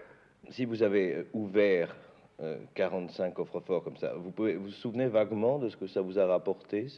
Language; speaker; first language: French; native; French